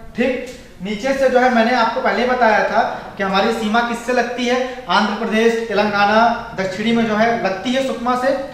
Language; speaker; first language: Hindi; native; Hindi